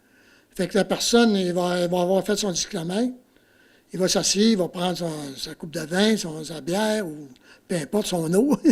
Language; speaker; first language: French; native; French